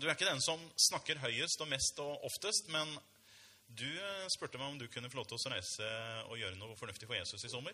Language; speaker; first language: Norwegian; native; Norwegian